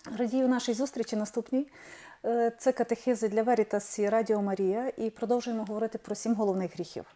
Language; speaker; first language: Ukrainian; native; Ukrainian